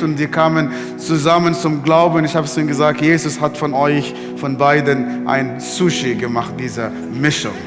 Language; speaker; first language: German; non-native, fluent; Arabic